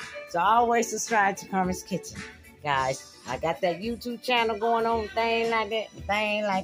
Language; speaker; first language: English; native; English